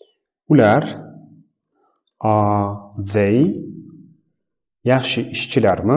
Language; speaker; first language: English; non-native, fluent; Uzbek